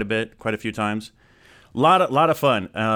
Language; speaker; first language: English; native; English